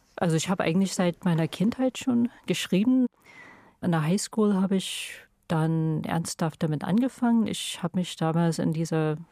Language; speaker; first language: German; non-native, fluent; English